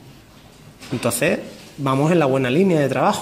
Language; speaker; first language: Spanish; native; Spanish